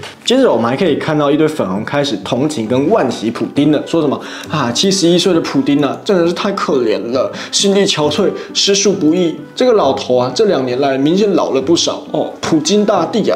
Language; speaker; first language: Chinese; native; Chinese